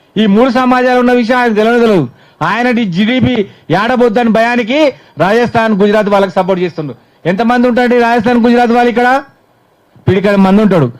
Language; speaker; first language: Telugu; native; Telugu